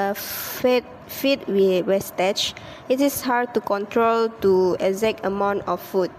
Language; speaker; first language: English; non-native, local second language; Malay